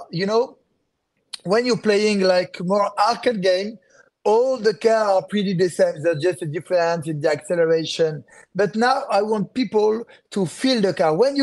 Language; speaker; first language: English; non-native, fluent; French